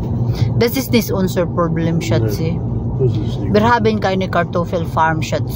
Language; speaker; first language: German; non-native, learner; Filipino